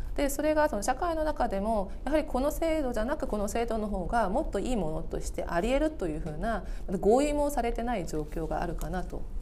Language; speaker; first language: Japanese; non-native, fluent; Korean